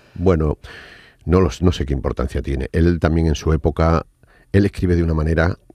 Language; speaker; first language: Spanish; non-native, fluent; Arabic